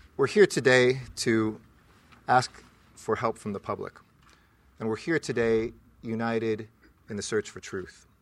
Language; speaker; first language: English; native; English